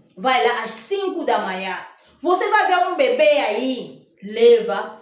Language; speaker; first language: Portuguese; non-native, fluent; Lingala